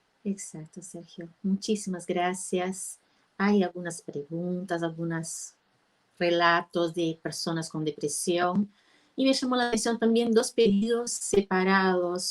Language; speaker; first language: Spanish; non-native, fluent; Portuguese